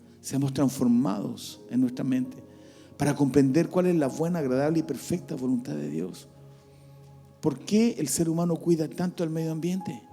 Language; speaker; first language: Spanish; native; Spanish